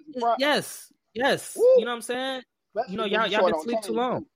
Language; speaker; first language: English; native; English